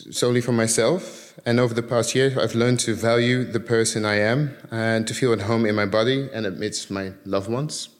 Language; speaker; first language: English; early bilingual, other home language; Dutch